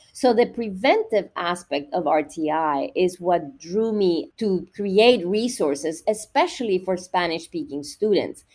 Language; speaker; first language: English; non-native, fluent; Spanish